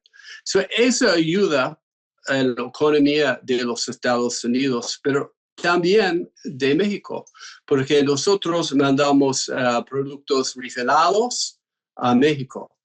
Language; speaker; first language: Spanish; non-native, fluent; English